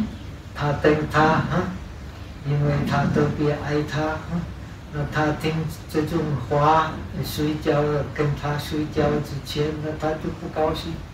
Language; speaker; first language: Chinese; non-native, fluent; Czech